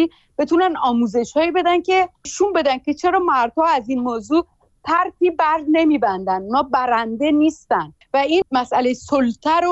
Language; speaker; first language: Persian; native; Persian